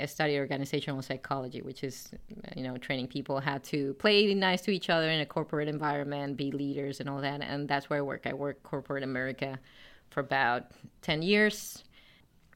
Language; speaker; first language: English; non-native, fluent; Spanish